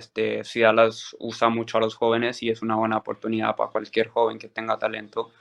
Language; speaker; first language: Spanish; early bilingual, other home language; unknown